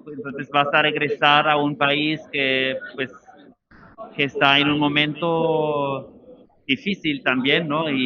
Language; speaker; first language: Spanish; non-native, fluent; German